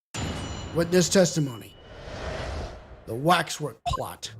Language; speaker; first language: English; native; English